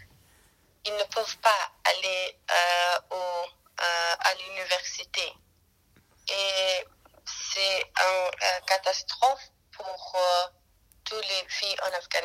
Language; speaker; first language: French; non-native, learner; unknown